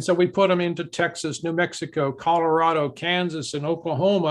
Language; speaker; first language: English; native; English